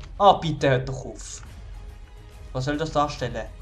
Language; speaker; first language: German; native; German